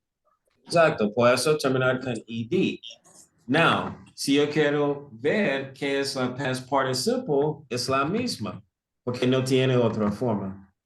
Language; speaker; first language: Spanish; non-native, fluent; English